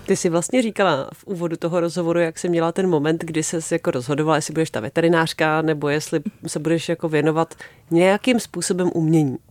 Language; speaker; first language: Czech; native; Czech